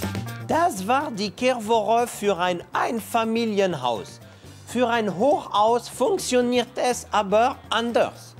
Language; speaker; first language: German; non-native, fluent; French